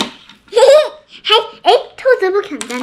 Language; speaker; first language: Chinese; native; Chinese